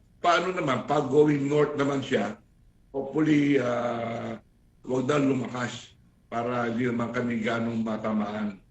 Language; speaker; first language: Filipino; non-native, local second language; Iloko